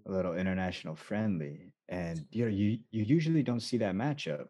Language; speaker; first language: English; native; English